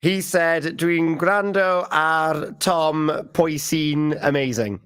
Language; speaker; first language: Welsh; non-native, learner; English